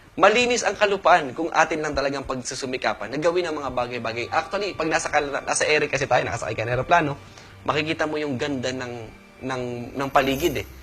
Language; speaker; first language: Filipino; native; Filipino